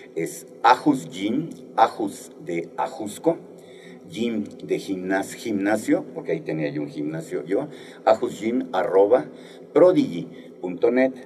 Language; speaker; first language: Spanish; native; Spanish